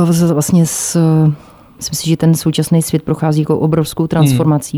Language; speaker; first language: Czech; native; Czech